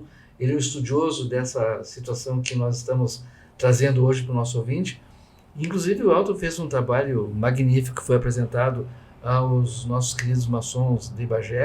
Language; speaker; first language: Portuguese; native; Portuguese